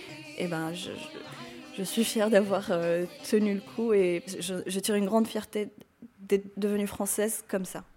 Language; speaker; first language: French; non-native, local second language; Arabic